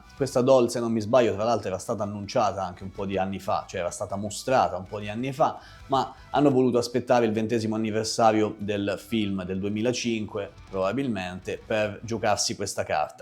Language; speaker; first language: Italian; native; Italian